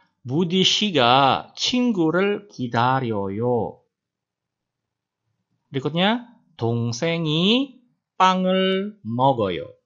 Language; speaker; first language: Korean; non-native, fluent; Indonesian